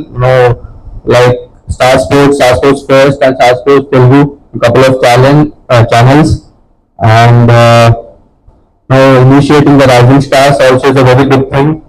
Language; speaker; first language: English; non-native, local second language; Telugu